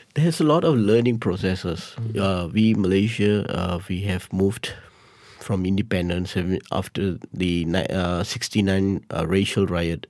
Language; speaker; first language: English; non-native, local second language; Tamil